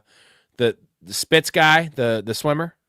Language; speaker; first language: English; native; English